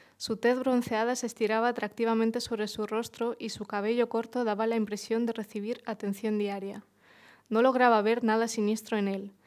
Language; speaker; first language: Spanish; early bilingual, other home language; Russian